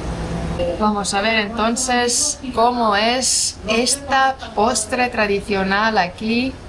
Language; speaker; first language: Spanish; non-native, fluent; Estonian